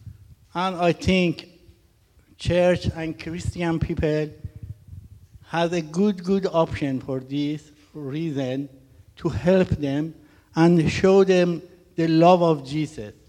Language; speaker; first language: English; non-native, learner; Persian